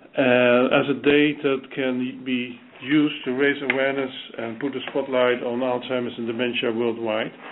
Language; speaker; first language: English; non-native, fluent; Dutch